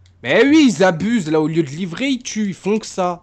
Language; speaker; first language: French; native; French